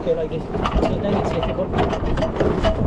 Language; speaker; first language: English; non-native, learner; French